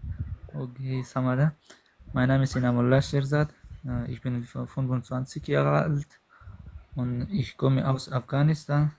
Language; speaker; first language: German; non-native, learner; Pashto